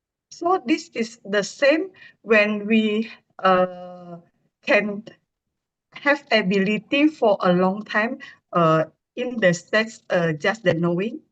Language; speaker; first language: English; non-native, learner; Indonesian